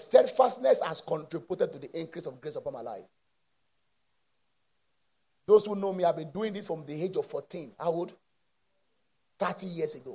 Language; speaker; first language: English; non-native, local second language; Yoruba